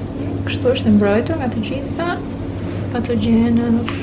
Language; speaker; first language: Albanian; early bilingual, heritage; Albanian